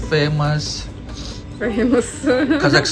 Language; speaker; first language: English; non-native, learner; Telugu